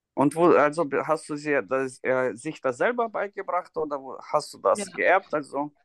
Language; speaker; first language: German; non-native, fluent; Russian